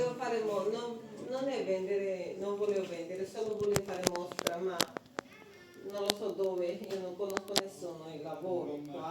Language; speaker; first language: Italian; non-native, local second language; Georgian